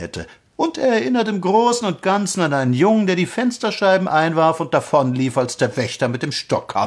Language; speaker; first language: German; native; German